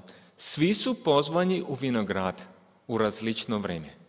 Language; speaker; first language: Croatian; non-native, learner; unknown